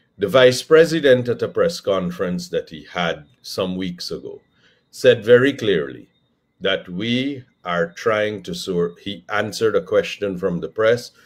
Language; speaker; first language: English; native; English